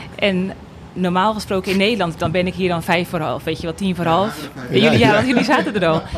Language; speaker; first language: Dutch; native; Dutch